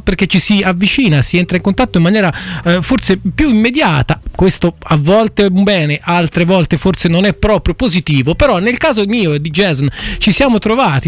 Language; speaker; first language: Italian; native; Italian